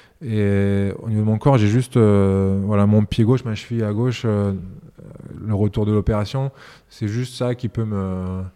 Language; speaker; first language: French; early bilingual, other home language; Serbian